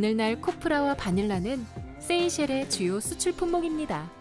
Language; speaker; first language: Korean; native; Korean